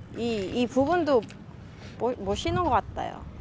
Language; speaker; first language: Korean; non-native, fluent; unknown